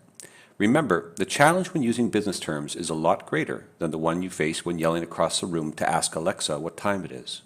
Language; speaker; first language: English; native; English